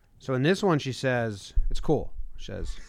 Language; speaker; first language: English; native; English